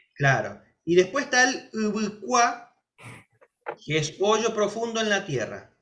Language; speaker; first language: Spanish; native; Spanish